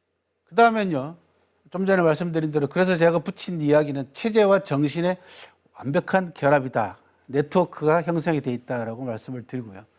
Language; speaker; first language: Korean; native; Korean